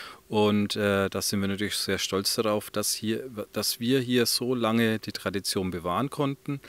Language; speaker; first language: German; native; German